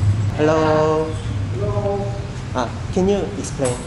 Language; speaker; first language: English; non-native, learner; Korean